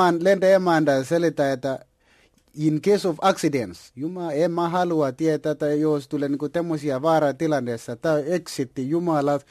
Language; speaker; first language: Finnish; non-native, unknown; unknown